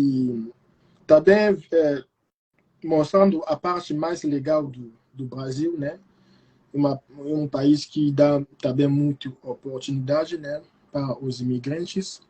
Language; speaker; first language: Portuguese; non-native, fluent; Lingala